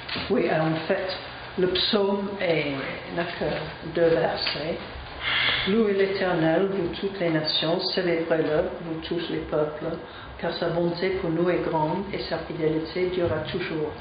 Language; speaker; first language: French; non-native, fluent; English